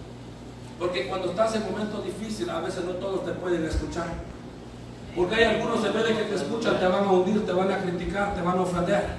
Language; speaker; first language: Spanish; native; Spanish